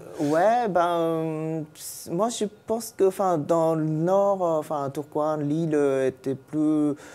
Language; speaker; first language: French; non-native, fluent; Japanese